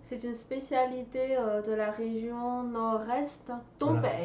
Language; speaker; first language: French; non-native, fluent; Chinese